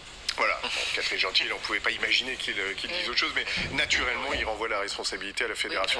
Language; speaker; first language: French; native; French